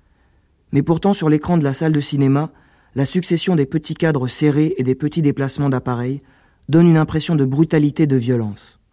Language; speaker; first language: French; native; French